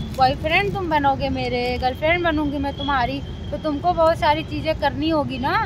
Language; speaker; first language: Hindi; native; Hindi